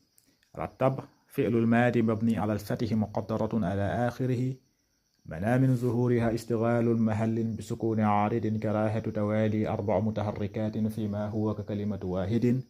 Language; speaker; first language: Arabic; non-native, fluent; Wolof